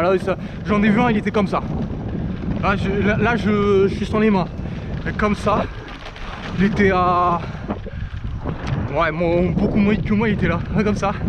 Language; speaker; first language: French; native; French